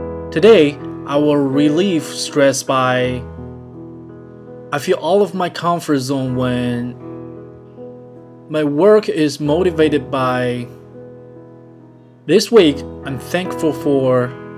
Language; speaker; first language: English; non-native, fluent; Chinese